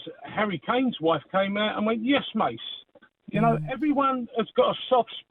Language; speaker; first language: English; native; English